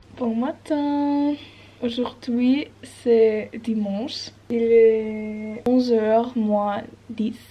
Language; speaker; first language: French; non-native, learner; German